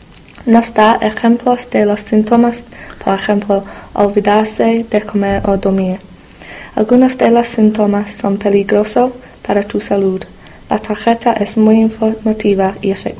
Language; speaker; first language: Spanish; non-native, learner; English